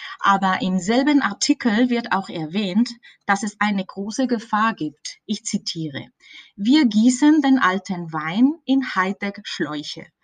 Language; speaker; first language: German; non-native, fluent; Spanish